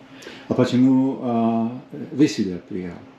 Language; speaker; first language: Russian; non-native, learner; Polish